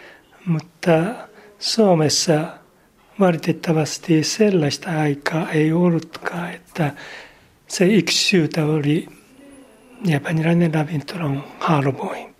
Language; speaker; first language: Finnish; non-native, learner; Japanese